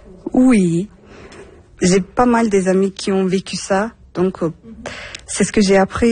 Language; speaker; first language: French; non-native, fluent; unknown